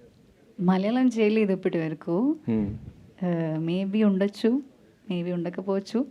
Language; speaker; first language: Telugu; non-native, learner; Malayalam